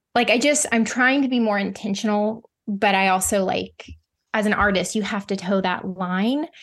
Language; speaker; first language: English; native; English